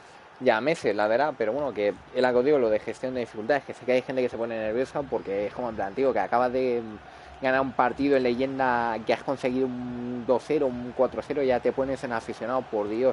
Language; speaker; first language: Spanish; native; Spanish